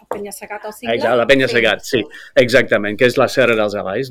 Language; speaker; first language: Catalan; non-native, fluent; English